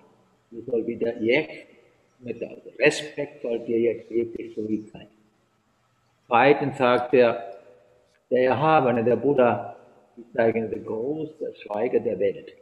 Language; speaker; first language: German; non-native, learner; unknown